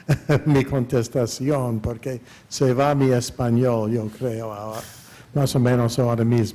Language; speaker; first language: Spanish; non-native, fluent; English